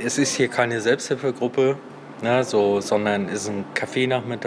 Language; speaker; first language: German; native; German